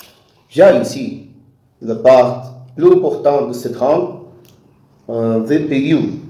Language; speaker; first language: French; non-native, learner; Portuguese